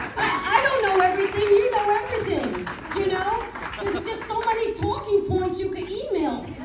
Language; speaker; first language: English; native; English